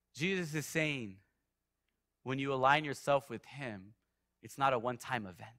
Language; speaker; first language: English; native; English